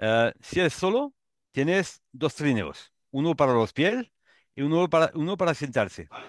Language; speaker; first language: Spanish; non-native, learner; French